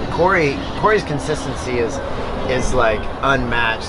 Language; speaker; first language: English; native; English